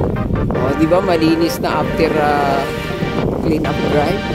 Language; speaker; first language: Filipino; native; Filipino